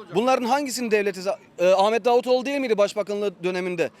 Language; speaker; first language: Turkish; native; Turkish